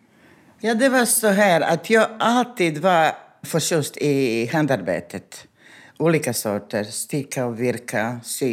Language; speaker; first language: Swedish; non-native, fluent; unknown